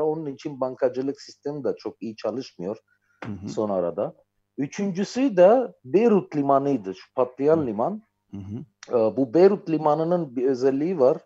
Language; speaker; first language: Turkish; non-native, fluent; Armenian